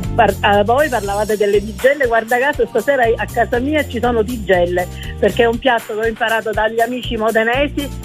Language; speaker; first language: Italian; native; Italian